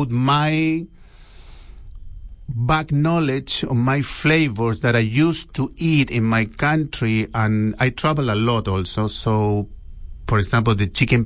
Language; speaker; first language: English; non-native, learner; Spanish